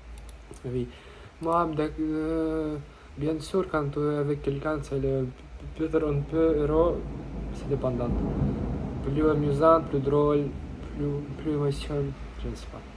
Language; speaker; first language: French; non-native, learner; Russian